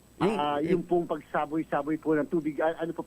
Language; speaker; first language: Filipino; native; Filipino